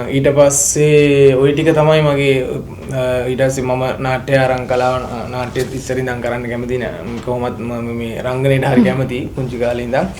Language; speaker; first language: Sinhala; native; Sinhala